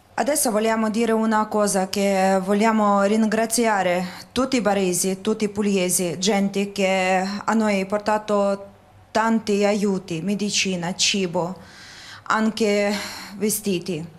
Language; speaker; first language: Italian; non-native, learner; Ukrainian